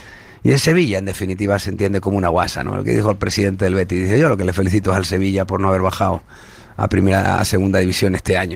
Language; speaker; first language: Spanish; native; Spanish